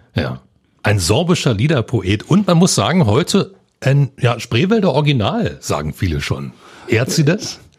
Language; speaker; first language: German; native; German